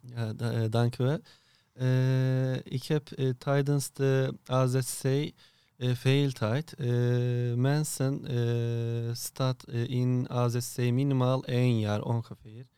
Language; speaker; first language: Dutch; non-native, fluent; Turkish